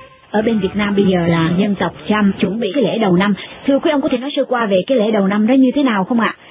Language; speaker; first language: Vietnamese; native; Vietnamese